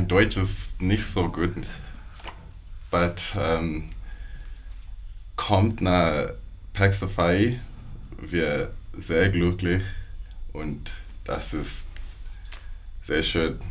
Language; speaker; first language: German; non-native, learner; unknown